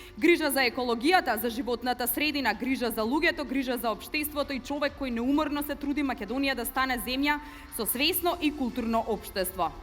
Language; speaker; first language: Macedonian; native; Macedonian